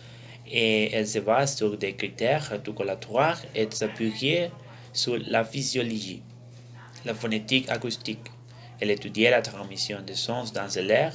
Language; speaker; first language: French; non-native, learner; Spanish